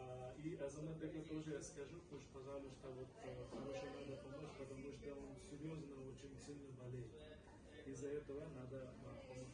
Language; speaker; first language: Russian; non-native, learner; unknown